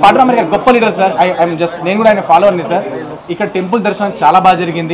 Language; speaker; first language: Telugu; native; Telugu